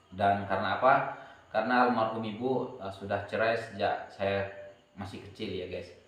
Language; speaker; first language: Malay; non-native, local second language; Sasak